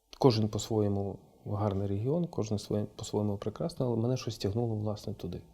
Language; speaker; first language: Ukrainian; non-native, local second language; Russian